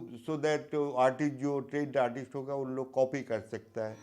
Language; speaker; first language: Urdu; non-native, local second language; Bangla